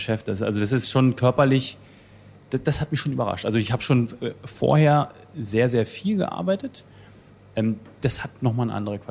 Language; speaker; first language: German; native; German